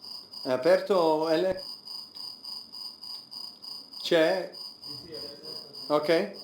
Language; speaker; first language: Italian; non-native, fluent; Serbian